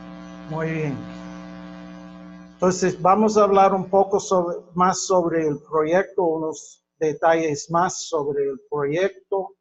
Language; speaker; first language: Spanish; non-native, fluent; English